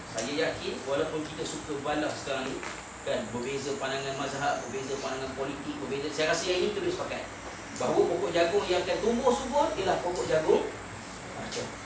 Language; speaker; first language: Malay; native; Malay